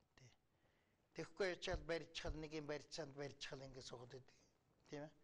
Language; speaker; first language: Mongolian; native; Mongolian